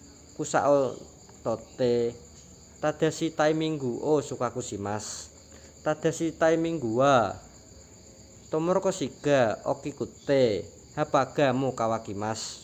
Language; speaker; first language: Japanese; non-native, learner; Indonesian